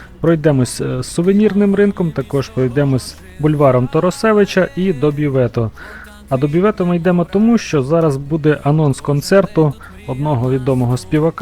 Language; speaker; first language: Ukrainian; native; Ukrainian